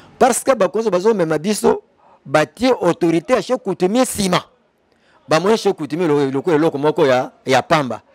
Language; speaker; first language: Lingala; non-native, local second language; Kongo